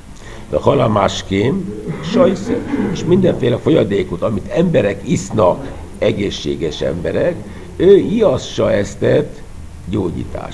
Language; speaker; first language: Hungarian; non-native, fluent; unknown